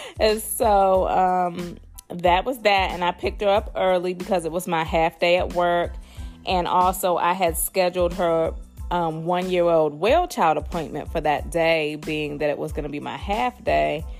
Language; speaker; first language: English; native; English